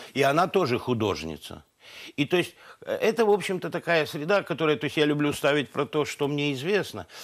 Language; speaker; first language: Russian; native; Russian